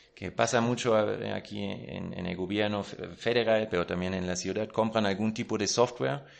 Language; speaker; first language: Spanish; non-native, fluent; German